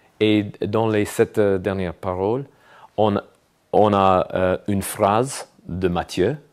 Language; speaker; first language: French; non-native, fluent; English